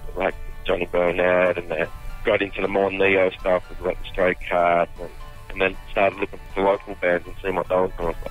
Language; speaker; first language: English; native; English